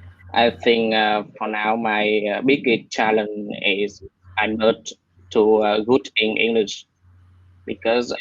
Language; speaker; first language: English; non-native, learner; Vietnamese